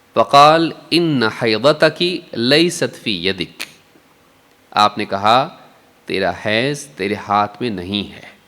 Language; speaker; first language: Urdu; native; Urdu